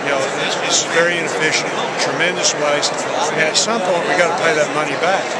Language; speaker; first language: English; native; English